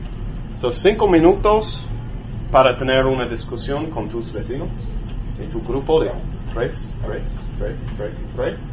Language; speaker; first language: Spanish; non-native, learner; English